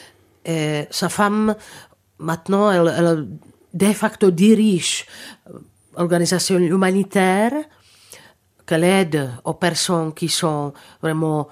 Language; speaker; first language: French; non-native, fluent; Czech